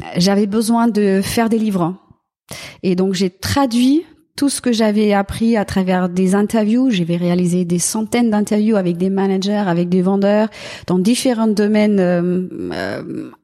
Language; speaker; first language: French; non-native, fluent; German